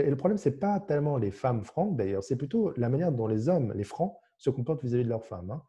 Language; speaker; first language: French; native; French